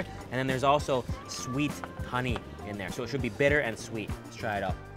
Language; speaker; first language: English; native; English